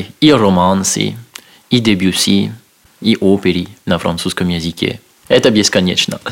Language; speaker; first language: Russian; non-native, learner; French